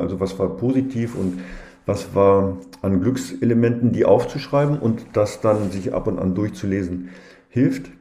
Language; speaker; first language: German; native; German